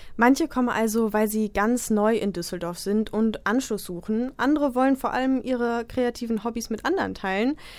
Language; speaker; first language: German; native; German